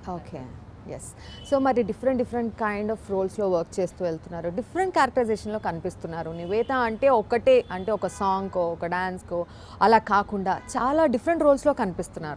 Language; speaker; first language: Telugu; native; Telugu